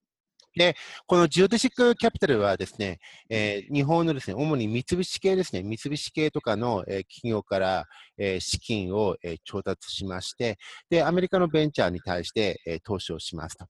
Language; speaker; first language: Japanese; native; Japanese